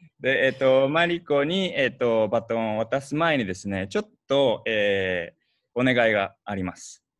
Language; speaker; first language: Japanese; early bilingual, heritage; Japanese